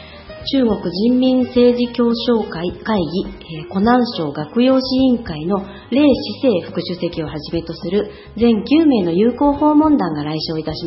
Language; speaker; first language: Japanese; native; Japanese